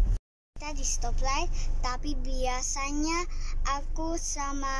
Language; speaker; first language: Indonesian; early bilingual, heritage; Indonesian